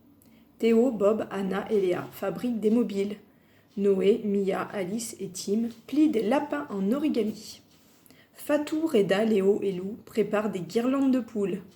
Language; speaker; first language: French; native; French